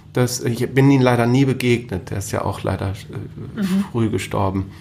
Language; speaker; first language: German; native; German